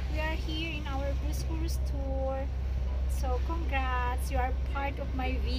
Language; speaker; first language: English; non-native, local second language; Filipino